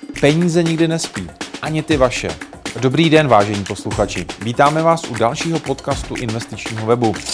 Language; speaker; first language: Czech; native; Czech